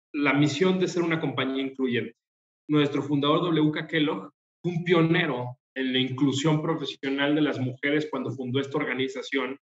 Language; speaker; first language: Spanish; native; Spanish